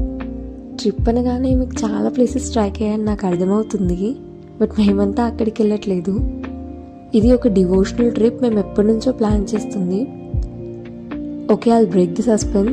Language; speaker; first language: Telugu; native; Telugu